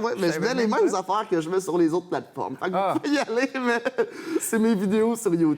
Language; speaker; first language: French; native; French